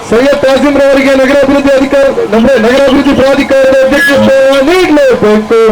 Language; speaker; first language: Kannada; non-native, local second language; Urdu